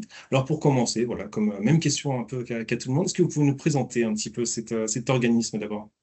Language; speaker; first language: French; native; French